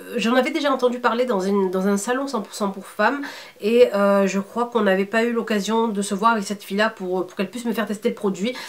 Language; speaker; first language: French; early bilingual, other home language; Arabic